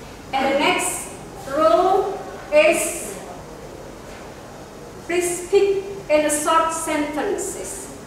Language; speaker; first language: English; non-native, fluent; Indonesian